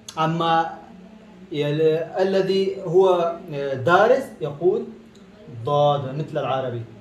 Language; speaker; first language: Arabic; non-native, learner; Pashto